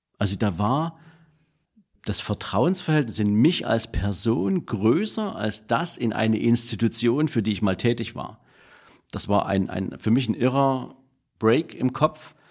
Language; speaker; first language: German; native; German